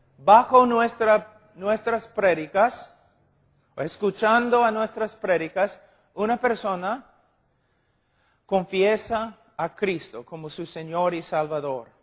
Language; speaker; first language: Spanish; non-native, fluent; English